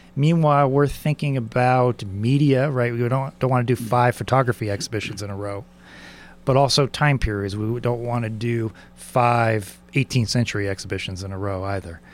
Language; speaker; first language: English; native; English